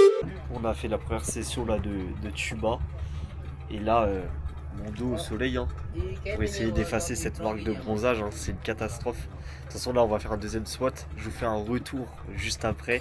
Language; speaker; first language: French; native; French